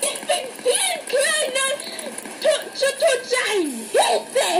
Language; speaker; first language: German; non-native, learner; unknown